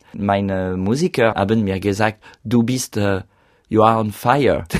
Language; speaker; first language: German; non-native, learner; French